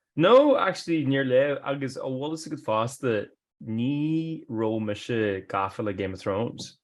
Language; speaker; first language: Irish; native; Irish